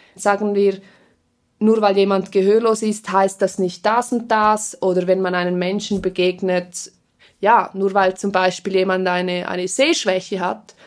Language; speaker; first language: German; non-native, fluent; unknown